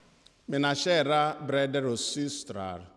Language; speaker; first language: Swedish; non-native, fluent; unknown